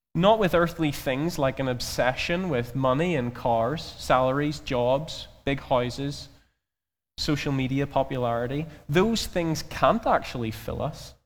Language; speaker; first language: English; native; English